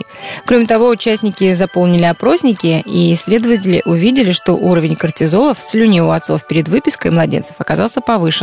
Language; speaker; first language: Russian; native; Russian